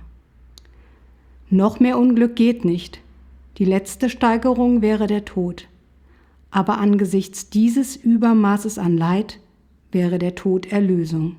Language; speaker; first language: German; native; German